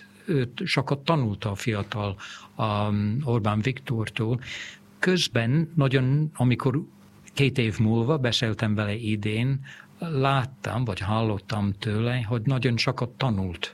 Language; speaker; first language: Hungarian; early bilingual, heritage; English